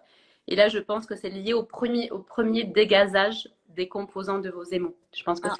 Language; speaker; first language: French; native; French